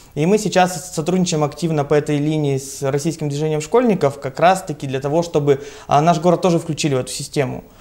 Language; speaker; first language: Russian; native; Russian